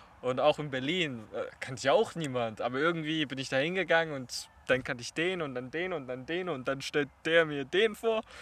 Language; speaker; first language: German; non-native, fluent; Chinese